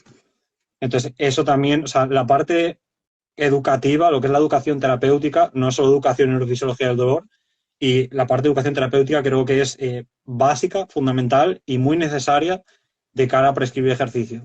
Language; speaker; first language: Spanish; native; Spanish